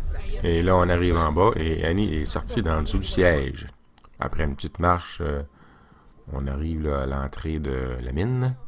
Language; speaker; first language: French; native; French